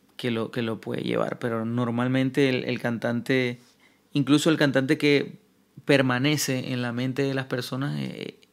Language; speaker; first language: Spanish; native; Spanish